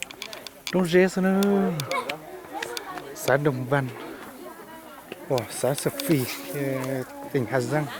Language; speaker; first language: Vietnamese; non-native, local second language; Hmong